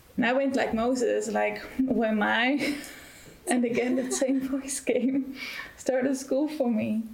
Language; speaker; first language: English; non-native, fluent; Dutch